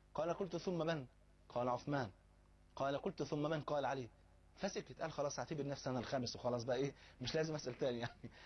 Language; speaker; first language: Egyptian Arabic; native; Egyptian Arabic